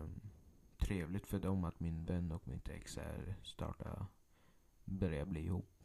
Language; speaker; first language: Swedish; early bilingual, other home language; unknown